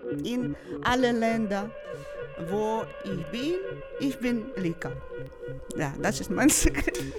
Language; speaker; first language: German; non-native, learner; Ukrainian